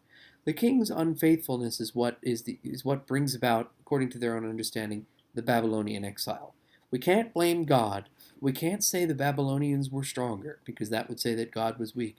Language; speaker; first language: English; native; English